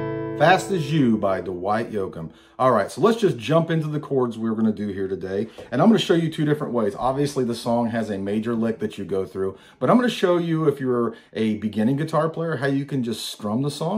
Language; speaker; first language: English; native; English